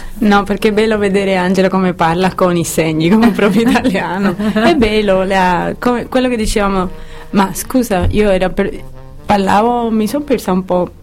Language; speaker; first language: Italian; non-native, fluent; Spanish